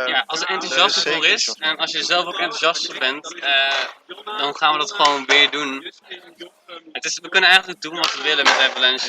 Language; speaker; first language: Dutch; native; Dutch